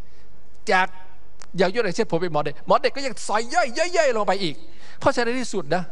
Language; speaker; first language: Thai; native; Thai